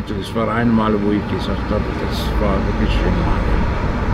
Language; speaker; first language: German; non-native, fluent; Italian